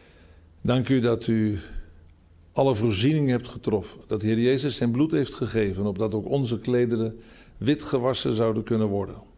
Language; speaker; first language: Dutch; native; Dutch